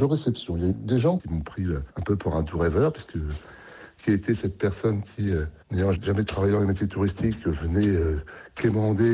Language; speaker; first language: French; native; French